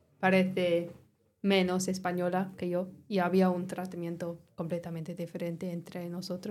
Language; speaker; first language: Spanish; non-native, learner; English